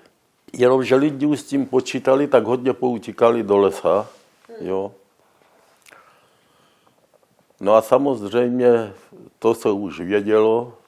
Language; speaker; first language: Czech; non-native, local second language; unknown